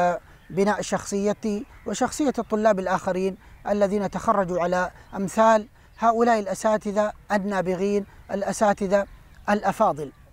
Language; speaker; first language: Arabic; non-native, fluent; Urdu